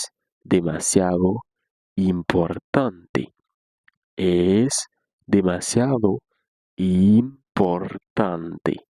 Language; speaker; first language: Spanish; non-native, learner; Haitian Creole